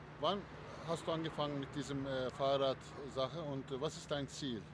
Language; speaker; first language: German; non-native, fluent; Turkish